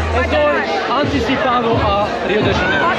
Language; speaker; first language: Portuguese; non-native, learner; Swiss German